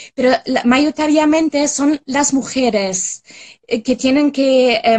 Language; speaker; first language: Spanish; non-native, fluent; German